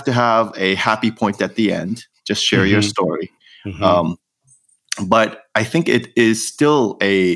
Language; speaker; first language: English; native; English